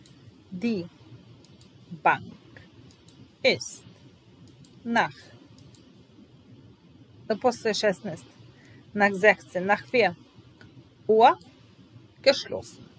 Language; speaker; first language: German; non-native, fluent; Serbian